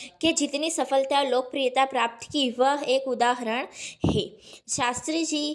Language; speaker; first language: Hindi; non-native, local second language; Gujarati